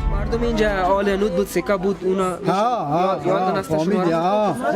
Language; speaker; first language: Persian; non-native, local second language; Punjabi